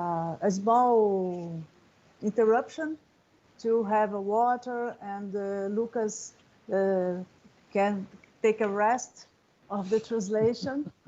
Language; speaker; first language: English; non-native, learner; Portuguese